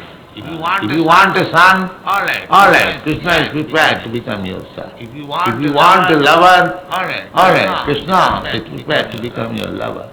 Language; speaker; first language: English; non-native, local second language; Bangla